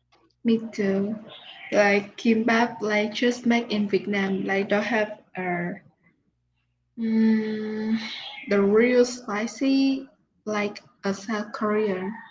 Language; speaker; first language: English; non-native, learner; Vietnamese